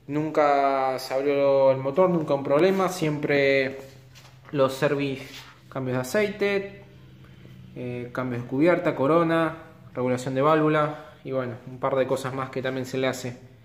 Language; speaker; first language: Spanish; native; Spanish